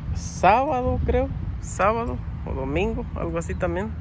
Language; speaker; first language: Spanish; native; Spanish